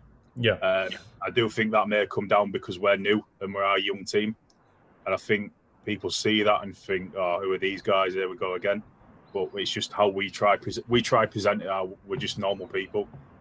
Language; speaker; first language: English; native; English